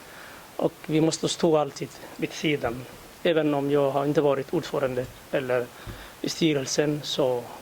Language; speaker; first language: Swedish; non-native, fluent; Somali